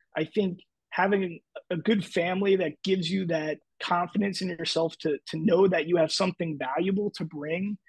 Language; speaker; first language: English; native; English